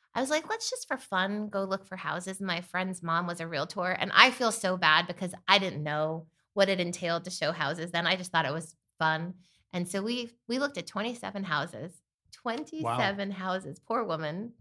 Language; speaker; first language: English; native; English